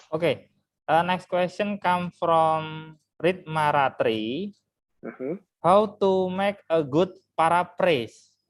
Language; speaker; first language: English; non-native, fluent; Indonesian